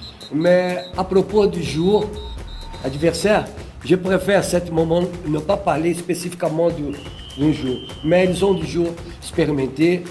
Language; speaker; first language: French; non-native, fluent; Portuguese